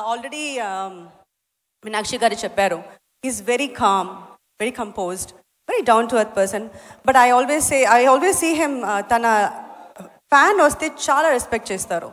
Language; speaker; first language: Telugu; non-native, local second language; Tamil